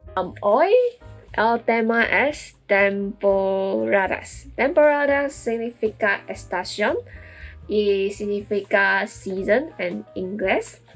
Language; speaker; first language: Spanish; non-native, learner; Malay